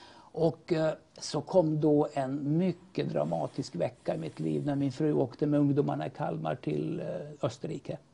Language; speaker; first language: Swedish; native; Swedish